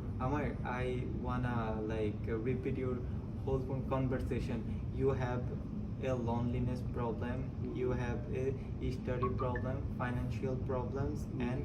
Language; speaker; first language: English; non-native, local second language; Bangla